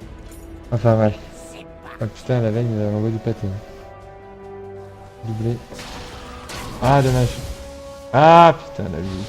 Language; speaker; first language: French; native; French